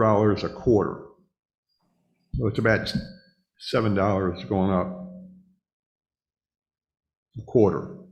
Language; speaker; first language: English; native; English